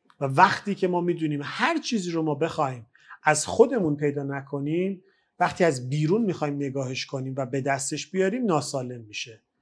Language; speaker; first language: Persian; native; Persian